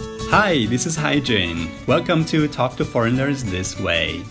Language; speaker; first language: English; non-native, fluent; Chinese